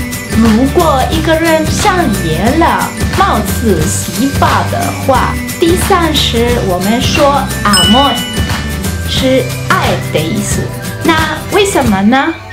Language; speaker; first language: Chinese; non-native, fluent; Spanish